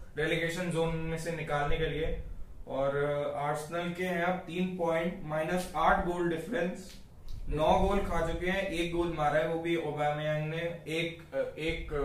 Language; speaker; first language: Hindi; native; Hindi